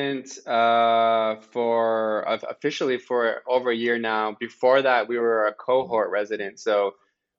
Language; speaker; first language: English; native; English